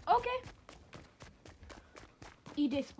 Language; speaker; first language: Spanish; non-native, learner; English